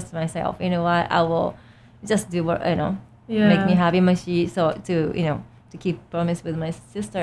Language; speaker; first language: English; non-native, fluent; Japanese